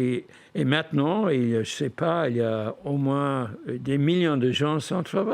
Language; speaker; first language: French; non-native, fluent; English